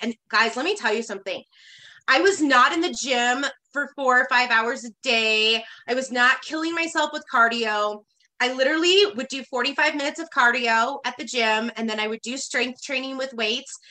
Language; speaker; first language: English; native; English